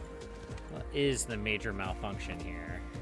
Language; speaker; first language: English; native; English